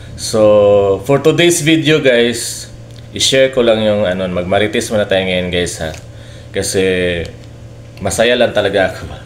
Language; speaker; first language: Filipino; non-native, local second language; Cebuano